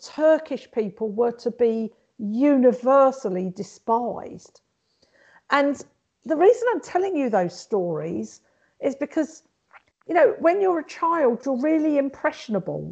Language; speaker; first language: English; native; English